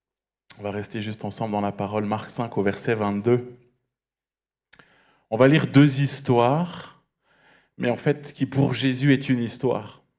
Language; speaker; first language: French; native; French